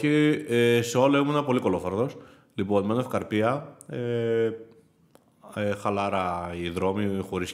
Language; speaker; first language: Greek; native; Greek